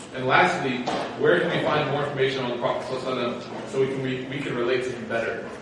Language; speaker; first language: English; native; English